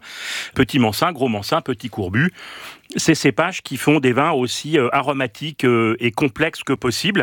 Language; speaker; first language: French; native; French